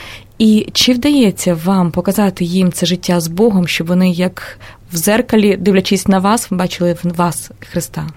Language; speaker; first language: Ukrainian; native; Ukrainian